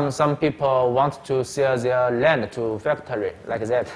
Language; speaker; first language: English; non-native, learner; Chinese